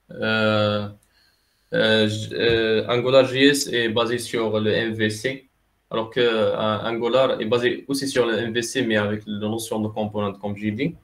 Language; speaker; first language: French; non-native, local second language; Arabic